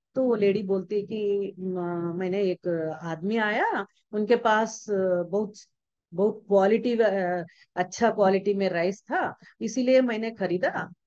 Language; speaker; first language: Hindi; non-native, local second language; Telugu